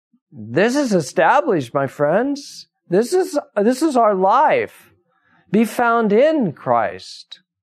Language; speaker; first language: English; native; English